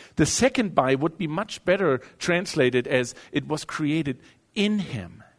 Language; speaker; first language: English; non-native, fluent; German